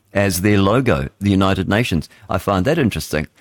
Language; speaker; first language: English; native; English